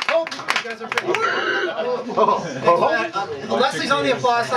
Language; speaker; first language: English; native; English